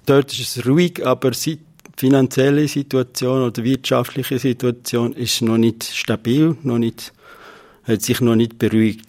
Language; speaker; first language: German; non-native, fluent; Kurdish